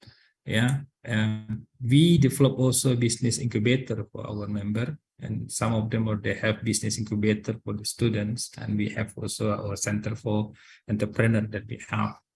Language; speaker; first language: English; non-native, learner; Indonesian